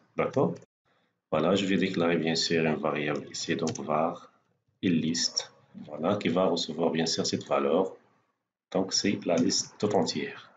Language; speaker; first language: French; non-native, local second language; Arabic